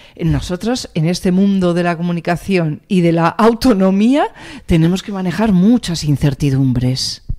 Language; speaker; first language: Spanish; native; Spanish